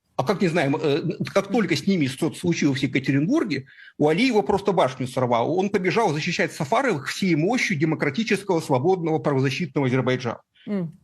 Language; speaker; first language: Russian; native; Russian